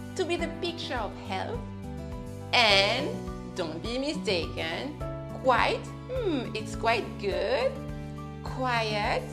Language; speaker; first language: English; non-native, fluent; French